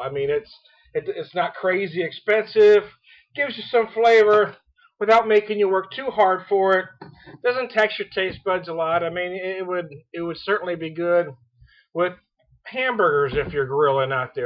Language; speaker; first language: English; native; English